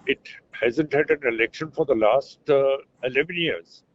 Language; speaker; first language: English; non-native, local second language; Punjabi